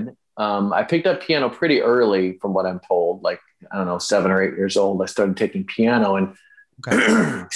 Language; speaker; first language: English; native; English